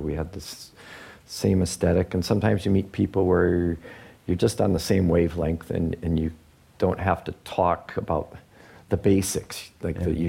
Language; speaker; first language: English; native; English